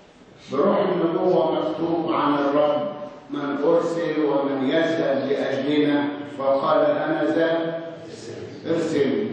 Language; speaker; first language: Arabic; native; Arabic